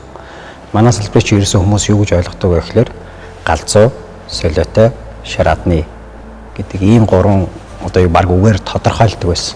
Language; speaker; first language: Mongolian; native; Mongolian